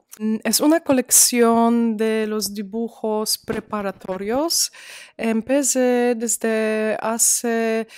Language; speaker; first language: Spanish; non-native, fluent; Polish